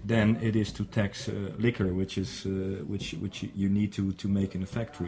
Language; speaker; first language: English; non-native, fluent; Dutch